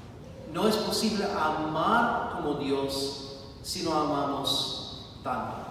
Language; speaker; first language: Spanish; non-native, fluent; English